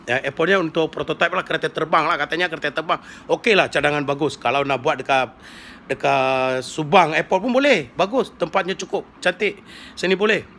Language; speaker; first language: Malay; non-native, local second language; Tamil